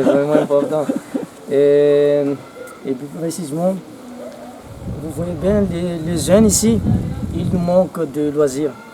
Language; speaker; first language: French; non-native, local second language; Malagasy